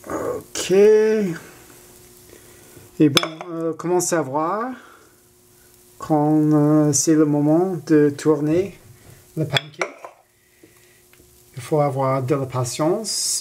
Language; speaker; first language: French; non-native, learner; English